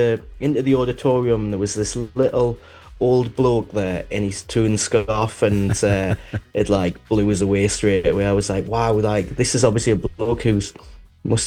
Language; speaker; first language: English; native; English